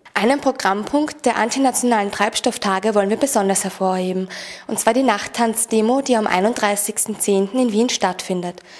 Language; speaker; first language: German; native; German